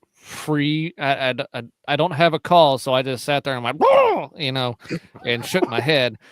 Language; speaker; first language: English; native; English